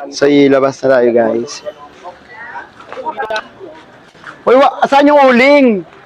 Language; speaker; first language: Filipino; native; Filipino